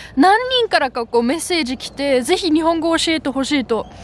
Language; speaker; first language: Japanese; non-native, fluent; German